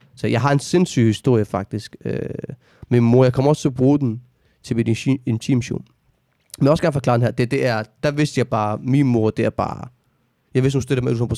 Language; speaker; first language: Danish; early bilingual, other home language; Arabic